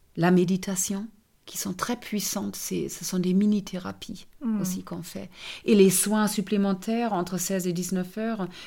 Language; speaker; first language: French; non-native, fluent; German